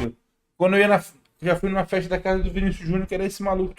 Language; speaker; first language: Portuguese; native; Portuguese